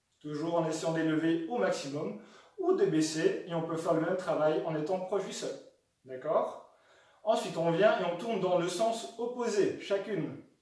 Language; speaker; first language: French; native; French